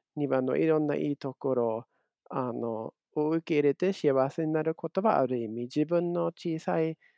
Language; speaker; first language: Japanese; non-native, fluent; German